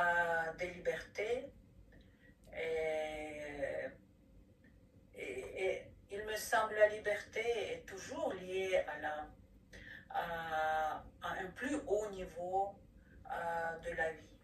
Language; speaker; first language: French; non-native, fluent; Ukrainian